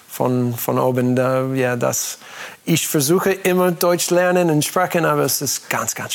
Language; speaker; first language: German; non-native, learner; English